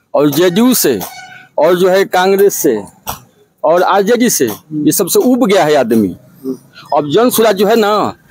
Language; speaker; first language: Hindi; native; Hindi